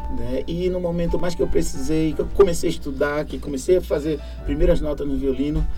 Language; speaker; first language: Portuguese; native; Portuguese